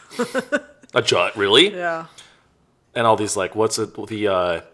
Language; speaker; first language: English; native; English